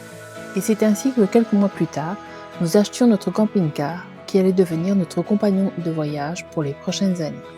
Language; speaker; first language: French; native; French